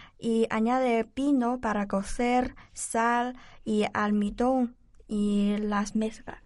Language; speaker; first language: Spanish; non-native, learner; Chinese